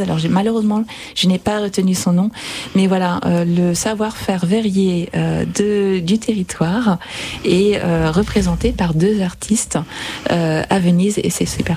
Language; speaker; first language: French; native; French